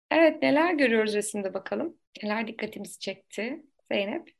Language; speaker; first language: Turkish; native; Turkish